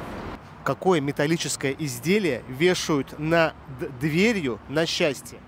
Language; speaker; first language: Russian; native; Russian